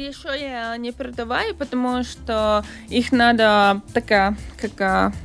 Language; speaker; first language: Russian; non-native, local second language; Latvian